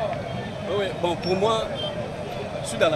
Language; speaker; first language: French; non-native, local second language; Lingala